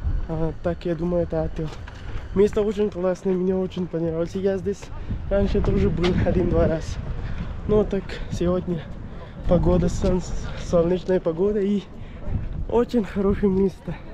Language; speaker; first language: Russian; non-native, learner; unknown